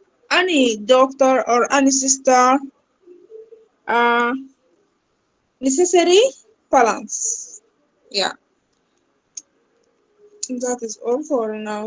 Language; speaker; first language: English; non-native, learner; Arabic